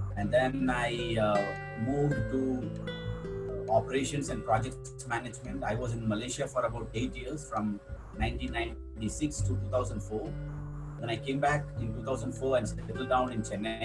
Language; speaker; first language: English; non-native, local second language; Malayalam